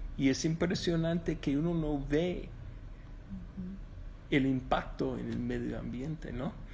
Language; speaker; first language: Spanish; non-native, learner; English